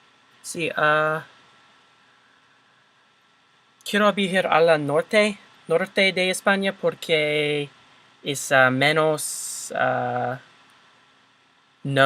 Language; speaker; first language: Spanish; non-native, learner; English